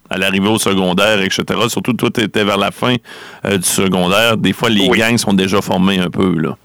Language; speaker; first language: French; native; French